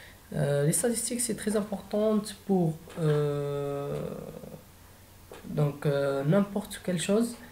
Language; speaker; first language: French; non-native, fluent; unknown